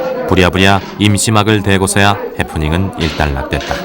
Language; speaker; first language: Korean; native; Korean